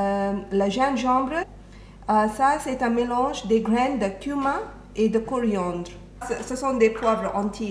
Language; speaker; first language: French; non-native, fluent; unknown